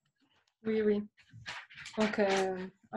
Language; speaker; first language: French; non-native, fluent; Italian